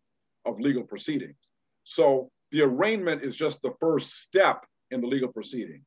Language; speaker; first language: English; native; English